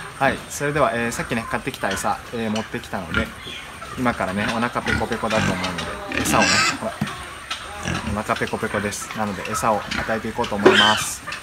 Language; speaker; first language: Japanese; native; Japanese